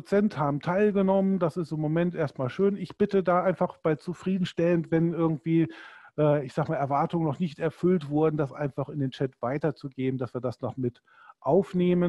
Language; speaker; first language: German; native; German